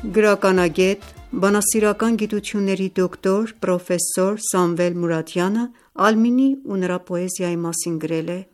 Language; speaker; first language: Armenian; early bilingual, heritage; Armenian